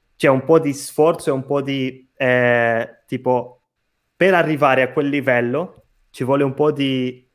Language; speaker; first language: Italian; non-native, fluent; Portuguese